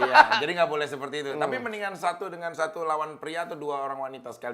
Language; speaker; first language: Indonesian; native; Indonesian